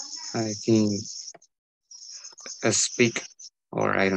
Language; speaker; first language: English; non-native, learner; Spanish